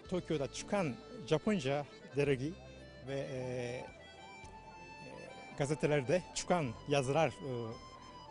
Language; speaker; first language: Turkish; non-native, fluent; Japanese